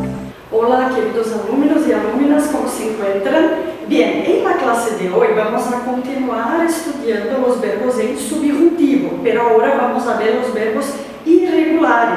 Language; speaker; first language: Spanish; non-native, fluent; Portuguese